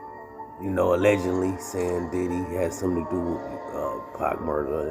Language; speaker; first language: English; native; English